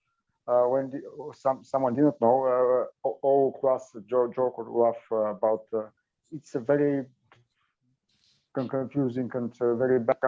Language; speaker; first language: English; non-native, learner; Bulgarian